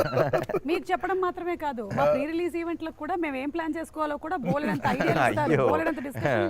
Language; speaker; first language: Telugu; native; Telugu